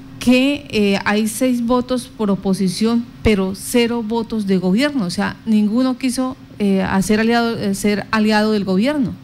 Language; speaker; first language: Spanish; native; Spanish